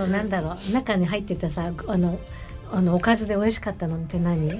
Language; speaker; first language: Japanese; native; Japanese